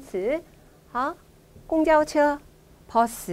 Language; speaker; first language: Chinese; non-native, fluent; Korean